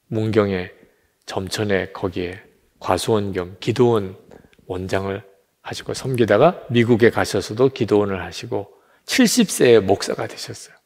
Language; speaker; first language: Korean; native; Korean